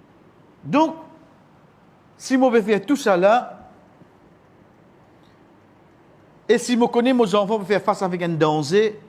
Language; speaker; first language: French; non-native, local second language; Morisyen